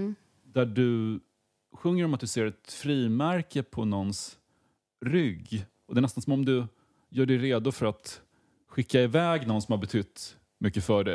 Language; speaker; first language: Swedish; native; Swedish